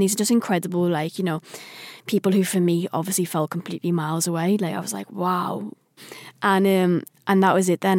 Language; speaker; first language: English; native; English